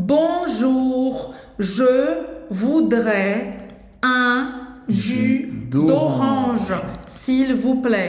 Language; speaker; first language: French; non-native, fluent; Portuguese